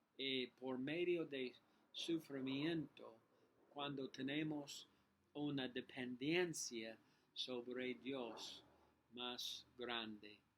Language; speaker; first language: Spanish; non-native, learner; English